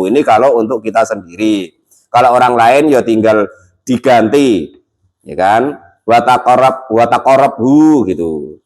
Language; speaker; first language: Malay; non-native, local second language; Javanese